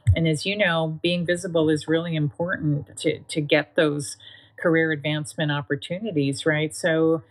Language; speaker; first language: English; native; English